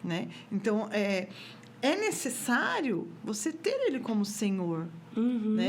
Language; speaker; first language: Portuguese; native; Portuguese